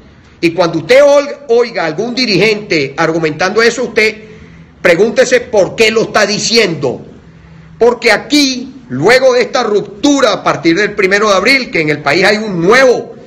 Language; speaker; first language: Spanish; native; Spanish